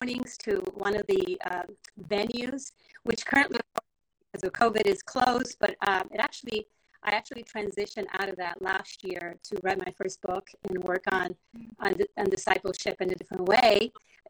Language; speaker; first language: English; non-native, fluent; Spanish